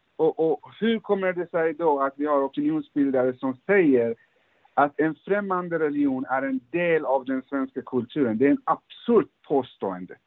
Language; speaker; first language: Swedish; early bilingual, other home language; Persian